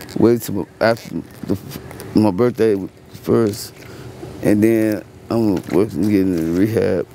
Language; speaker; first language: English; native; English